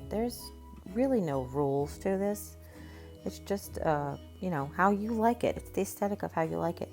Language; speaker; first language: English; native; English